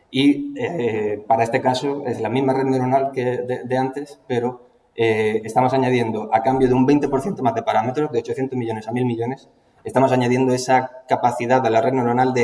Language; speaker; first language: Spanish; native; Spanish